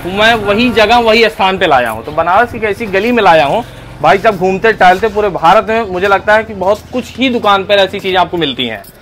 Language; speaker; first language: Hindi; native; Hindi